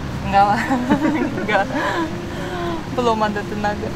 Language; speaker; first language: Indonesian; non-native, learner; Russian